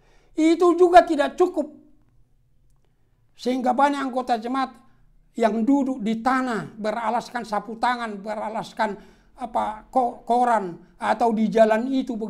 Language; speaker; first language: Indonesian; non-native, local second language; Batak Toba